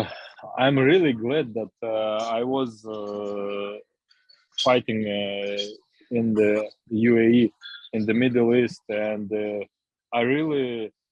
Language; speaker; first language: English; non-native, learner; Russian